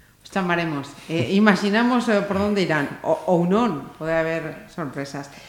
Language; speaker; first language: Galician; native; Galician